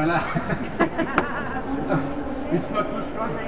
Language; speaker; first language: English; non-native, fluent; French